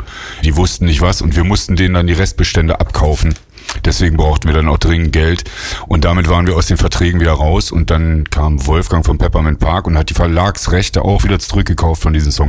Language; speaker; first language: German; native; German